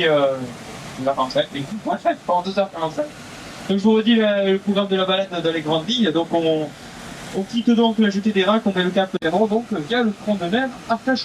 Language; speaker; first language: French; native; French